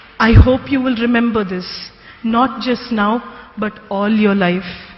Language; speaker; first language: English; non-native, local second language; Tamil